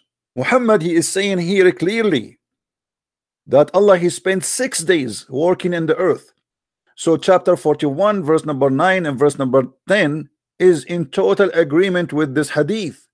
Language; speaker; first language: English; non-native, fluent; Arabic